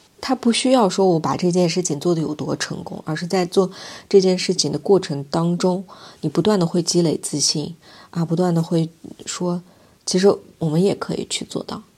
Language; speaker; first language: Chinese; non-native, local second language; Uyghur